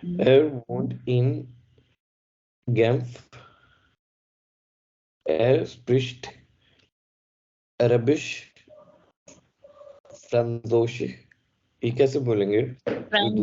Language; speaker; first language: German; non-native, learner; Hindi